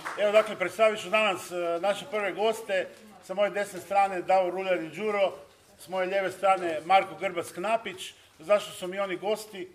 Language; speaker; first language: Croatian; native; Croatian